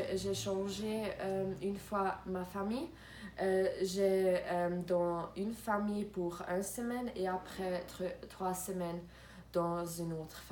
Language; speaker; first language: French; non-native, learner; Croatian